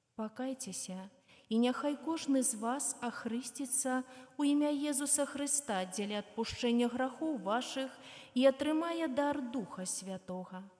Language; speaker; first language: Belarusian; native; Belarusian